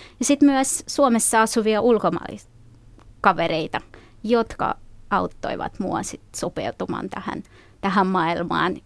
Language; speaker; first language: Finnish; non-native, fluent; Russian